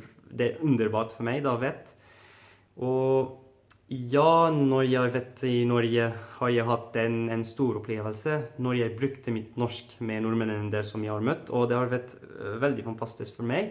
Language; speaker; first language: Norwegian; non-native, fluent; Arabic